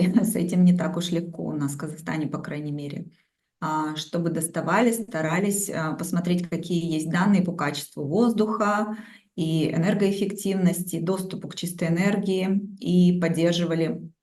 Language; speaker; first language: Russian; native; Russian